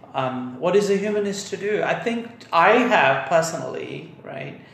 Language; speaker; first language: English; non-native, local second language; Tamil